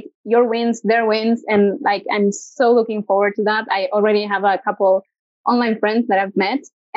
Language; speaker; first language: English; non-native, fluent; Spanish